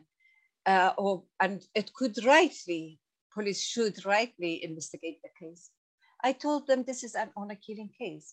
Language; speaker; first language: English; non-native, fluent; Persian